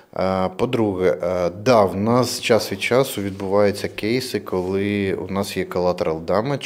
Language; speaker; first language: Ukrainian; non-native, local second language; Russian